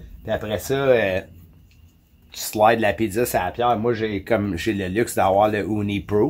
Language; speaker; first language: French; native; French